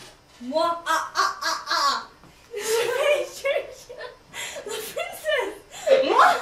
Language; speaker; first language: French; non-native, learner; English